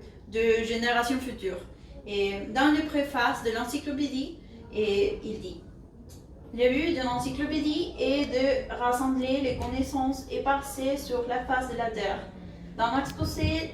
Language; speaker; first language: French; non-native, learner; Spanish